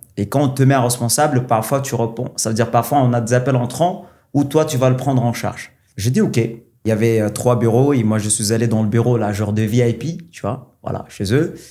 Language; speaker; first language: French; non-native, local second language; Arabic